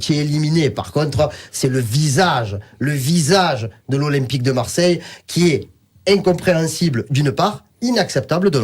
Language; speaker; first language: French; native; French